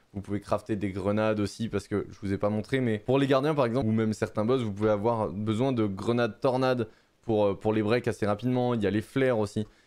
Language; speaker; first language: French; native; French